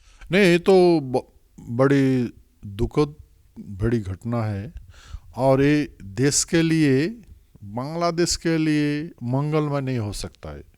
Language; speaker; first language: Hindi; non-native, local second language; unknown